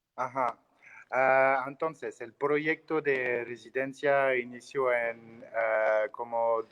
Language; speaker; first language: Spanish; non-native, learner; French